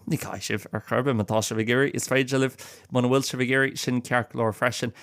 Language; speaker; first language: Irish; non-native, local second language; English